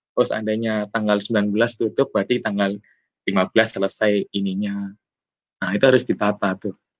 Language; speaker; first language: Indonesian; native; Indonesian